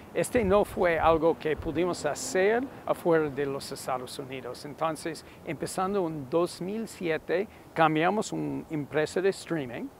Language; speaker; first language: Spanish; non-native, fluent; English